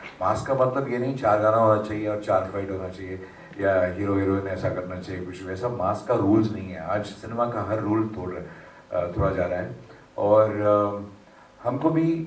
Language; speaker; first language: Hindi; non-native, local second language; Tamil